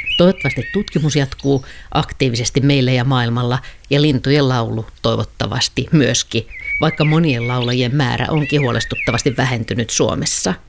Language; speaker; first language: Finnish; native; Finnish